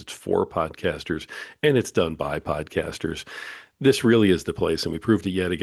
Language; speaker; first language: English; native; English